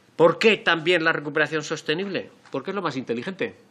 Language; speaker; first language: Spanish; native; Spanish